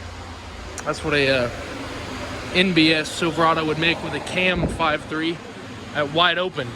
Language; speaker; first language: English; native; English